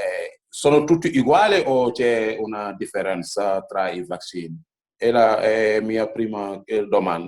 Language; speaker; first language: Italian; non-native, fluent; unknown